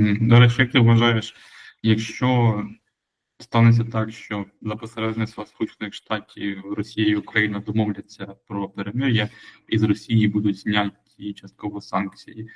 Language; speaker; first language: Ukrainian; native; Ukrainian